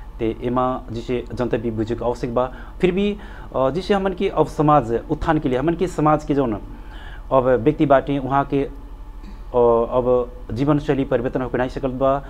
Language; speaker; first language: Bhojpuri; native; Bhojpuri